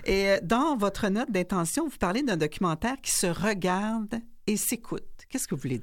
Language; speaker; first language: French; native; French